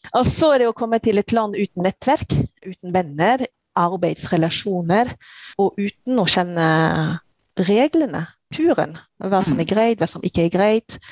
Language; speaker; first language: Norwegian; non-native, fluent; French